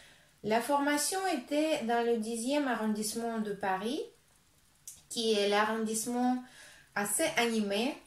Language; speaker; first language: French; non-native, fluent; Russian